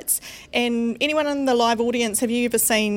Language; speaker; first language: English; native; English